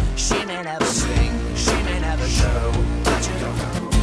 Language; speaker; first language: English; native; English